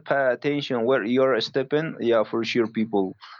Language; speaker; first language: English; non-native, learner; Spanish